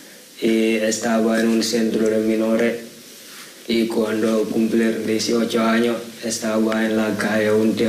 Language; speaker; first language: Spanish; non-native, learner; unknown